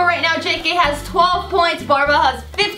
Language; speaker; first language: English; native; English